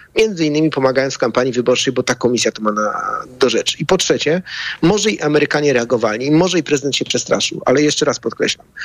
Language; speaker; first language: Polish; native; Polish